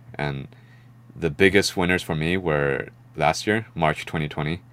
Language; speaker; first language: English; native; English